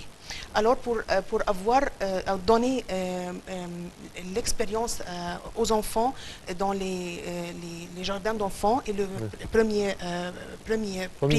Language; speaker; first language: French; non-native, fluent; Arabic